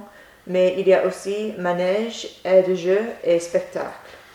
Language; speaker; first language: French; non-native, learner; English